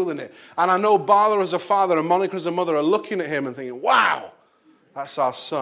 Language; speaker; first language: English; native; English